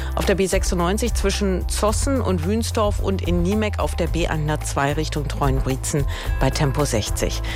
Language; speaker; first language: German; native; German